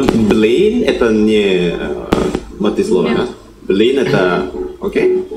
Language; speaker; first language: Russian; non-native, learner; Indonesian